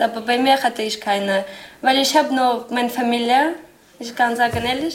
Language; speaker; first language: German; non-native, learner; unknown